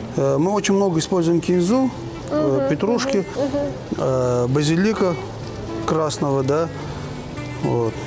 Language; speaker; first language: Russian; non-native, fluent; Armenian